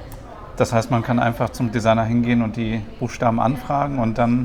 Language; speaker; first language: German; native; German